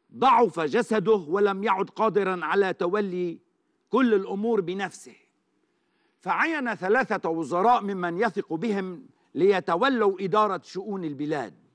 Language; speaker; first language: Arabic; non-native, fluent; Turkish